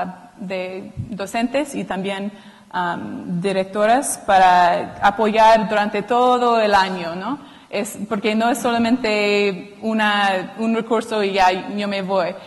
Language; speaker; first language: Spanish; non-native, fluent; English